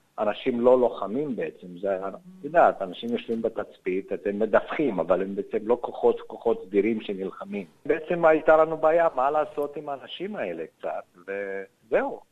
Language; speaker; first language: Hebrew; non-native, fluent; Romanian